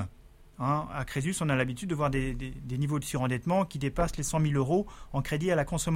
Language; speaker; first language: French; native; French